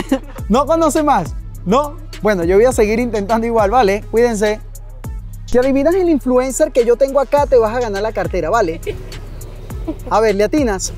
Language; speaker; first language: Spanish; native; Spanish